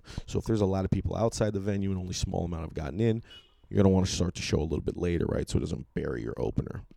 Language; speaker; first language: English; native; English